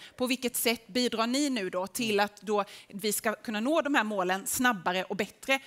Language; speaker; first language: Swedish; native; Swedish